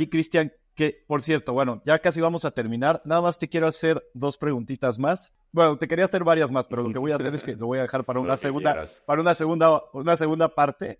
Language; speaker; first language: Spanish; native; Spanish